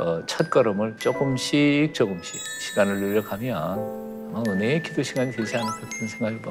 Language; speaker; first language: Korean; native; Korean